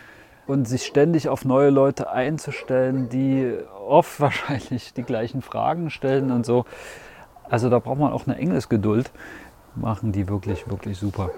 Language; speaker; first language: German; native; German